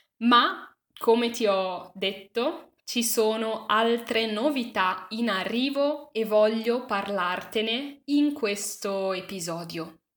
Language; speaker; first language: Italian; native; Italian